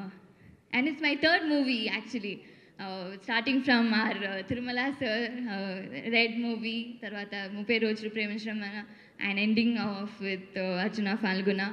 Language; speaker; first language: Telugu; non-native, learner; Tamil